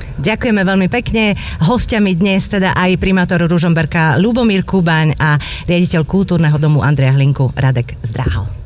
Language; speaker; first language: Slovak; native; Slovak